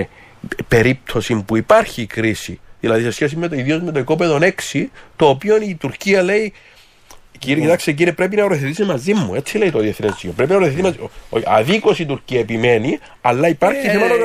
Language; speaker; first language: Greek; native; Greek